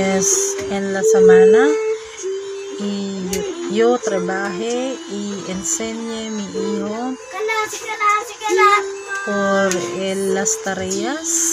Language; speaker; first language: Spanish; non-native, learner; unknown